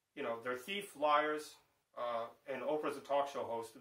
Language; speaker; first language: English; native; English